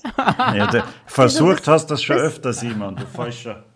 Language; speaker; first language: German; native; German